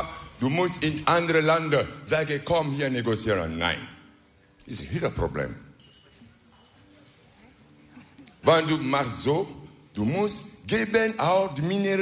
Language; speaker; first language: Dutch; non-native, learner; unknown